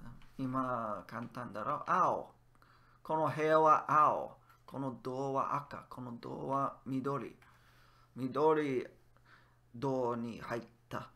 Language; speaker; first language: Japanese; non-native, learner; English